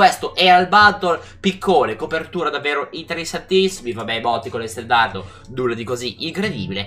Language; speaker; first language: Italian; native; Italian